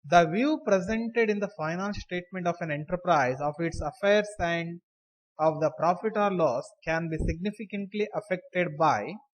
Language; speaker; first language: English; non-native, local second language; Kannada